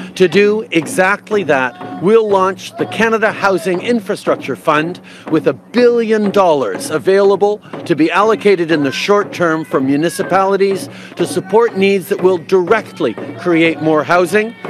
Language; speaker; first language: English; native; English